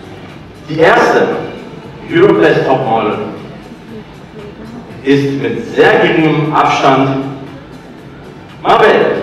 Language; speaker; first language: German; native; German